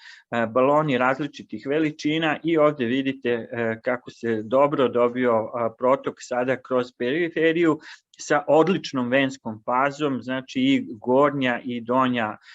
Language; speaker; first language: Serbian; native; Serbian